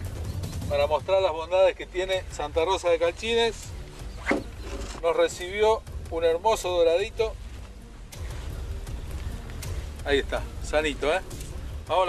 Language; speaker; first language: Spanish; native; Spanish